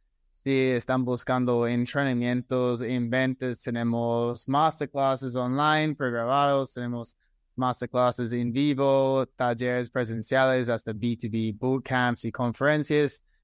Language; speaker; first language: Spanish; non-native, fluent; English